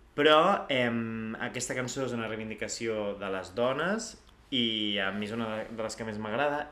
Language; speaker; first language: Catalan; native; Catalan